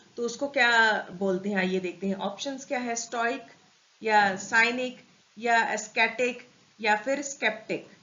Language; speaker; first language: Hindi; native; Hindi